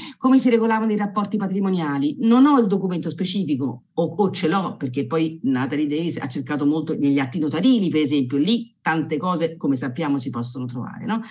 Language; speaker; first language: Italian; native; Italian